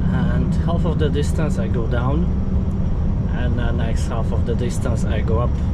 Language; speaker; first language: English; non-native, fluent; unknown